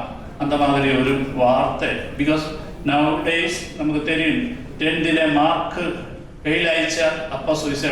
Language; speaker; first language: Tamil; non-native, learner; Malayalam